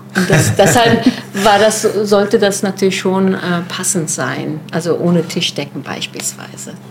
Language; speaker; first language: German; early bilingual, other home language; Turkish